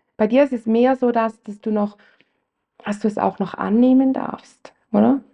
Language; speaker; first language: German; native; German